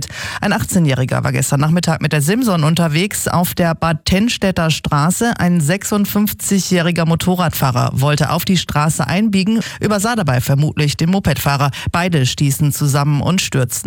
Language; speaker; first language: German; native; German